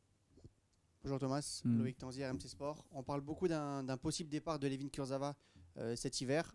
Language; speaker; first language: French; native; French